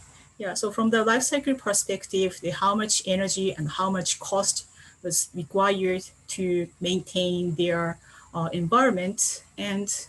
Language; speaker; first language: English; non-native, fluent; Japanese